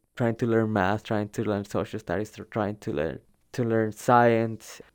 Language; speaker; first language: English; early bilingual, other home language; Spanish